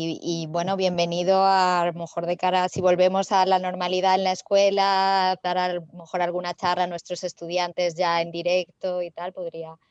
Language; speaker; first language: Spanish; native; Spanish